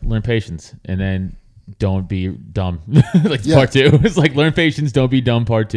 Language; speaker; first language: English; native; English